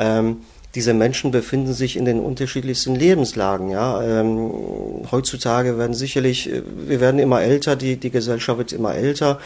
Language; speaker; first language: German; native; German